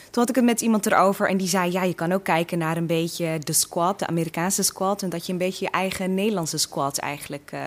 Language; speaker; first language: Dutch; early bilingual, other home language; Tigrinya